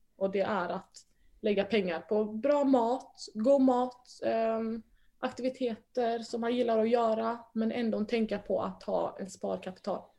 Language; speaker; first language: Swedish; early bilingual, other home language; Mandingo